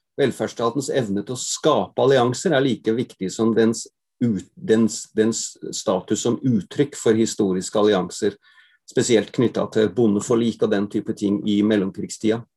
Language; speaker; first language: Norwegian; native; Norwegian